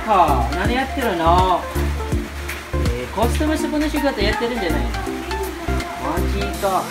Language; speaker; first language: Japanese; non-native, learner; Filipino